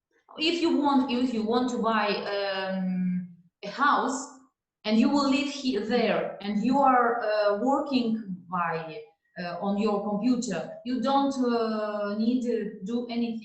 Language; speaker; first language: English; non-native, learner; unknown